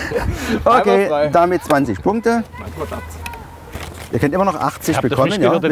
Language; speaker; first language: German; native; German